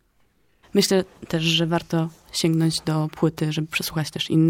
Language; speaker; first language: Polish; native; Polish